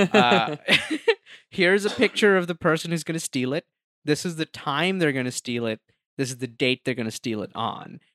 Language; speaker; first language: English; non-native, local second language; Hindi